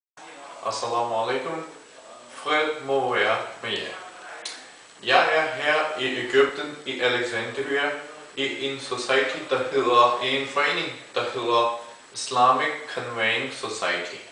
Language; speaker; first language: Danish; early bilingual, other home language; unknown